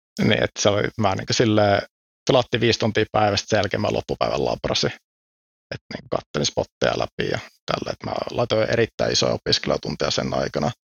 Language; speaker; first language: Finnish; native; Finnish